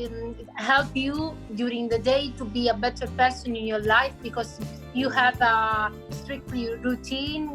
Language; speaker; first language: English; non-native, fluent; Italian